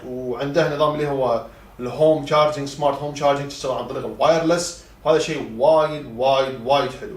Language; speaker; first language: Arabic; native; Arabic